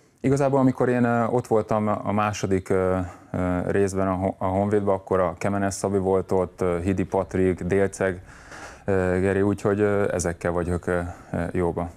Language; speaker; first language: Hungarian; native; Hungarian